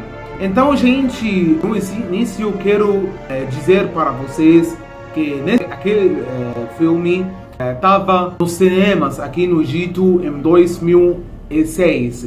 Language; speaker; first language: Portuguese; non-native, fluent; Arabic